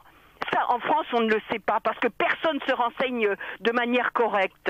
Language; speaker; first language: French; native; French